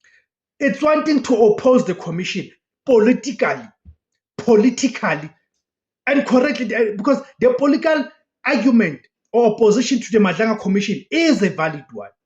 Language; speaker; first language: English; non-native, local second language; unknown